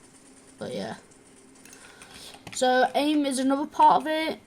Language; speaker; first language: English; native; English